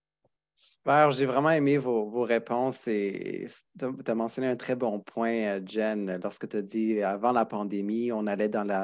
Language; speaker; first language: French; native; French